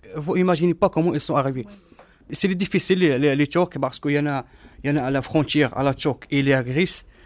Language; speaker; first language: French; non-native, learner; Arabic